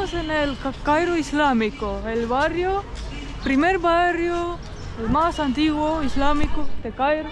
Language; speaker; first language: Spanish; non-native, fluent; Arabic